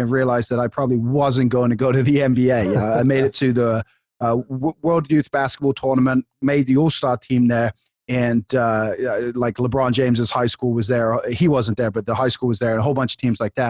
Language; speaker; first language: English; native; English